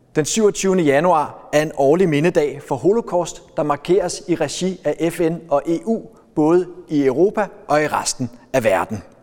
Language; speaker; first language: Danish; native; Danish